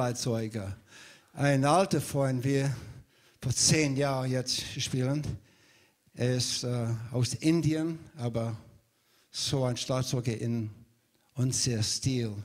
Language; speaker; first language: German; non-native, learner; English